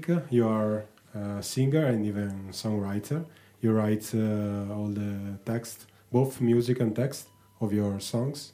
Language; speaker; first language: English; non-native, learner; Italian